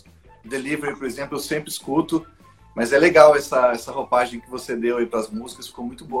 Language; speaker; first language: Portuguese; native; Portuguese